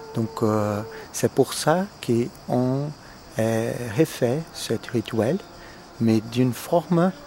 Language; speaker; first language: French; non-native, fluent; Portuguese